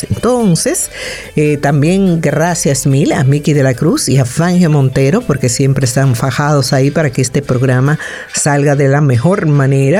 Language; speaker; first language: Spanish; native; Spanish